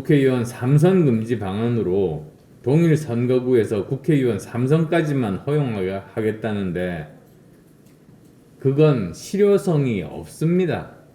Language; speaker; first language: Korean; native; Korean